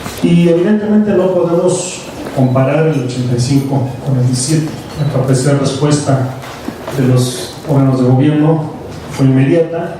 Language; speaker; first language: Spanish; native; Spanish